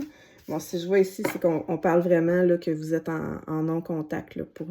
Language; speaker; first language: French; native; French